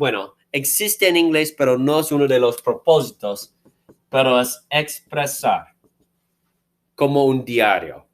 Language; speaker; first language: Spanish; non-native, fluent; English